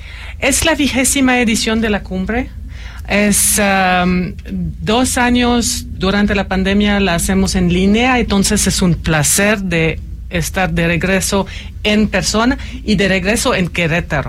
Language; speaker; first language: Spanish; non-native, fluent; French